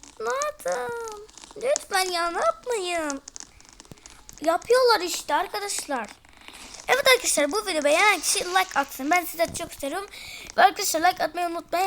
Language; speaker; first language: Turkish; early bilingual, heritage; Turkish